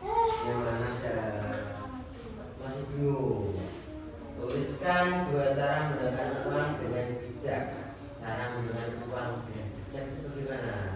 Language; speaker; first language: Indonesian; native; Indonesian